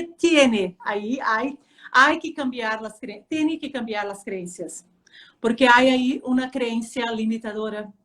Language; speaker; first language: Spanish; non-native, fluent; Portuguese